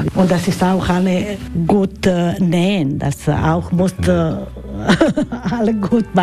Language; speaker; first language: German; non-native, learner; Croatian